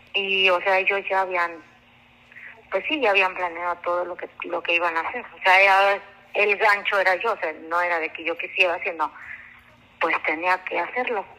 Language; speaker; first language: Spanish; non-native, local second language; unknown